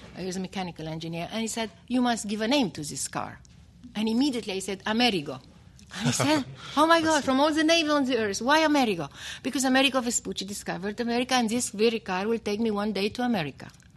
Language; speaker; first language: English; non-native, fluent; Romanian